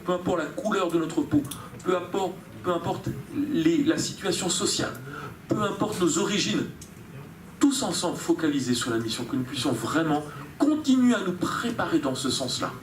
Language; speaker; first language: French; native; French